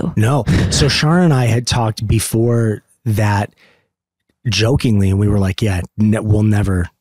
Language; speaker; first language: English; native; English